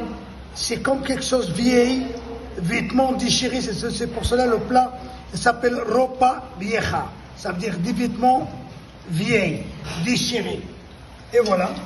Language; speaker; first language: French; non-native, local second language; Arabic